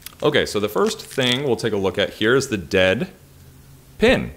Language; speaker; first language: English; native; English